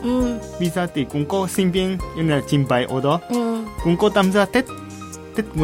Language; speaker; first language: Vietnamese; non-native, fluent; Japanese